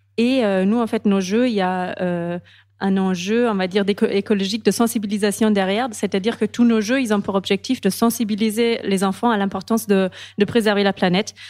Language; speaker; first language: French; non-native, fluent; German